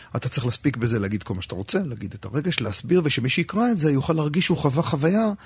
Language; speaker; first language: Hebrew; native; Hebrew